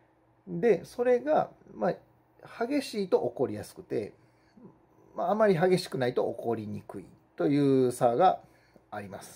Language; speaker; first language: Japanese; native; Japanese